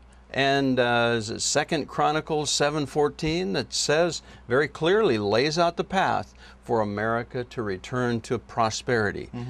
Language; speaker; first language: English; native; English